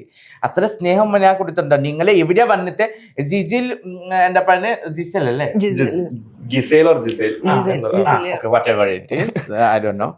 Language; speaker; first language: Malayalam; non-native, local second language; Assamese